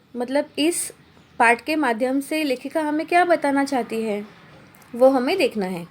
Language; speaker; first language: Hindi; non-native, local second language; Marathi